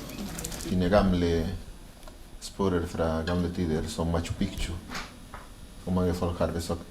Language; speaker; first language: Norwegian; non-native, learner; Spanish